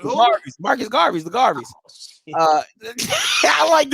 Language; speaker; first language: English; native; English